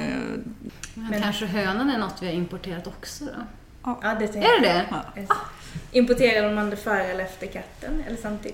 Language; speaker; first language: Swedish; native; Swedish